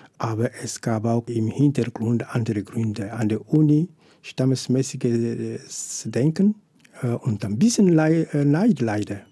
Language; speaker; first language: German; non-native, fluent; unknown